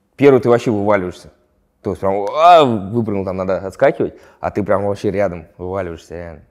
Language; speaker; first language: Russian; native; Russian